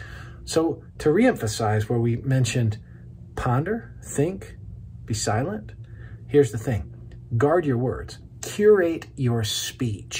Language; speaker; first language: English; native; English